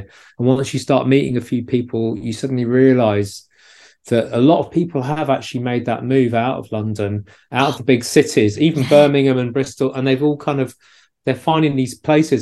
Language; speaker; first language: English; native; English